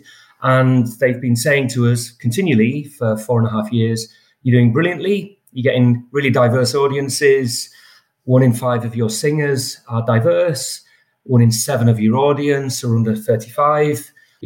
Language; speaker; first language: English; native; English